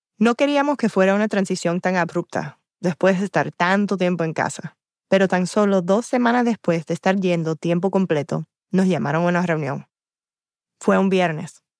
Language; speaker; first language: Spanish; early bilingual, heritage; Spanish